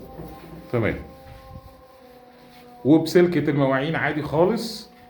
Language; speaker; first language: Arabic; native; Arabic